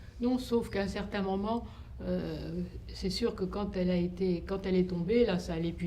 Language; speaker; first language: French; native; French